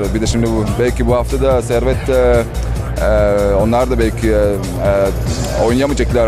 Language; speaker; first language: Turkish; early bilingual, heritage; Turkish